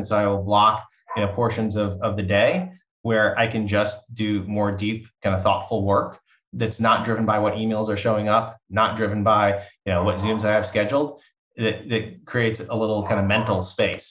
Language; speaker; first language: English; native; English